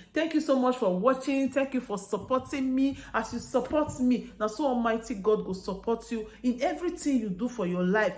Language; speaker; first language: Nigerian Pidgin; non-native, local second language; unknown